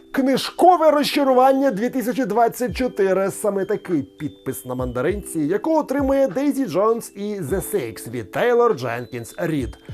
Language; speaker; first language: Ukrainian; native; Ukrainian